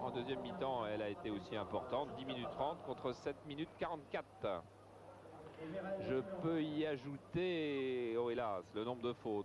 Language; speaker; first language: French; native; French